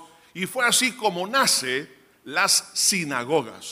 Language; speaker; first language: Spanish; native; Spanish